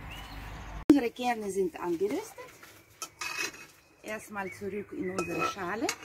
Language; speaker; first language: German; non-native, fluent; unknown